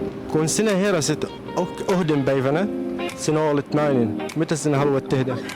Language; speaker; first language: Finnish; non-native, learner; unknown